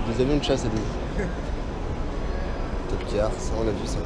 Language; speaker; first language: French; native; French